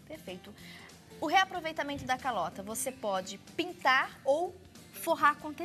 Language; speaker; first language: Portuguese; native; Portuguese